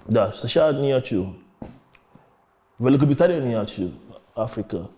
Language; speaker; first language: Russian; non-native, learner; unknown